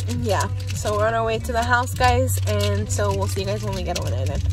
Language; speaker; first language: English; early bilingual, other home language; Spanish